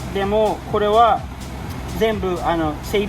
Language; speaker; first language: Japanese; early bilingual, heritage; Japanese